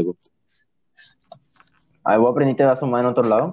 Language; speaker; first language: Spanish; native; Spanish